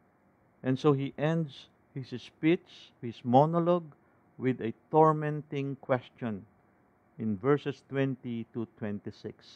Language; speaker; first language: English; non-native, local second language; Filipino